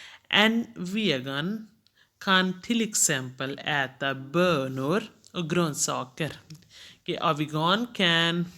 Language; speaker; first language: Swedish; non-native, fluent; Hindi